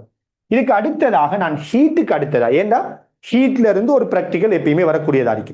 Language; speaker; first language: Tamil; native; Tamil